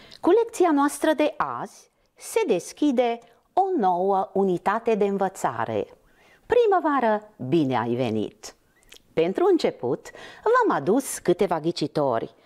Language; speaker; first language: Romanian; non-native, local second language; Hungarian